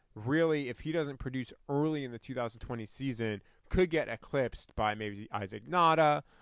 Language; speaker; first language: English; native; English